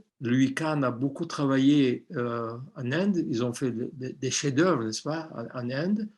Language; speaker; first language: French; non-native, fluent; Armenian